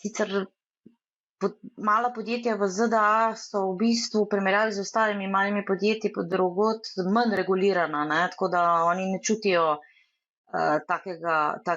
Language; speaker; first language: Slovenian; native; Slovenian